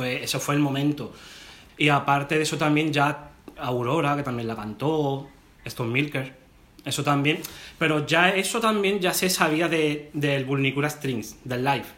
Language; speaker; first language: Spanish; native; Spanish